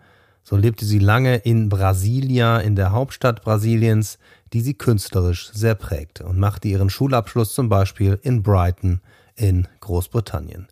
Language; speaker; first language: German; native; German